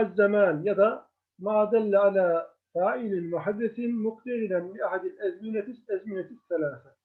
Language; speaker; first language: Turkish; native; Turkish